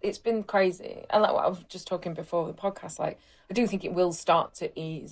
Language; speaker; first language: English; native; English